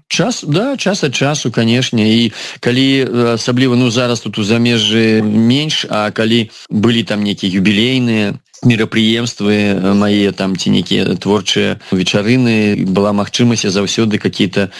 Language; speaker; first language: Belarusian; non-native, local second language; Russian